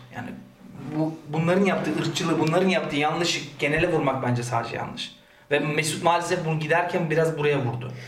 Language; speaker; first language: Turkish; early bilingual, heritage; Turkish